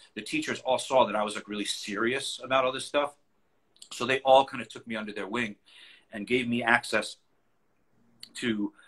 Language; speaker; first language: English; native; English